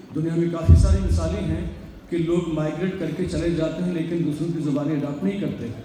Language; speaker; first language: Urdu; non-native, local second language; Baluchi